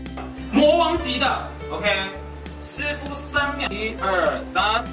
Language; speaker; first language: Chinese; native; Chinese